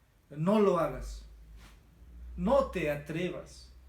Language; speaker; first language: Spanish; native; Spanish